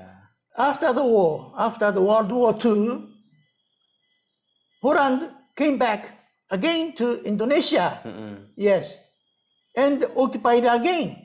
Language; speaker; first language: English; non-native, learner; Japanese